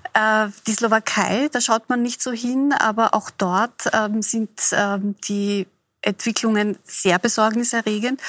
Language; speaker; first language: German; native; German